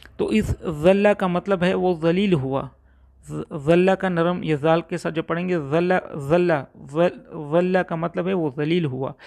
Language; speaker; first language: Urdu; non-native, local second language; Punjabi